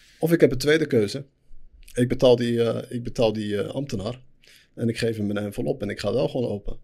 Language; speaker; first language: Dutch; early bilingual, other home language; Arabic